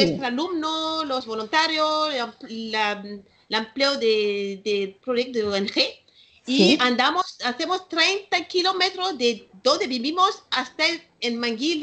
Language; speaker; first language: Spanish; non-native, learner; Malagasy